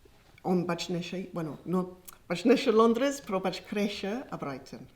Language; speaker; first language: Catalan; non-native, fluent; English